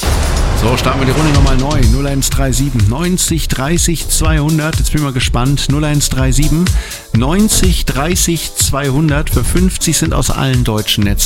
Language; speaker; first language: German; native; German